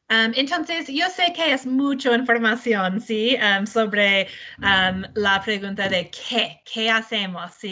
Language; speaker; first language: Spanish; non-native, learner; English